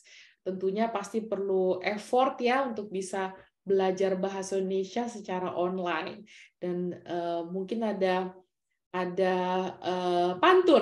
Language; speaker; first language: Indonesian; native; Indonesian